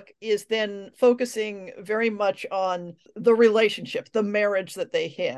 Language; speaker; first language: English; native; English